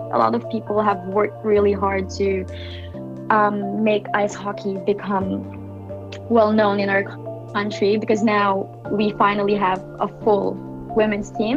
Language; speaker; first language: English; non-native, local second language; Filipino